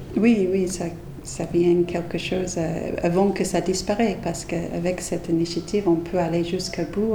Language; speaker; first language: French; non-native, fluent; English